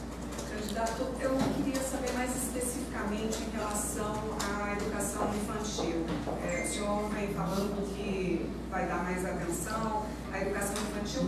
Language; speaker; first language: Portuguese; native; Portuguese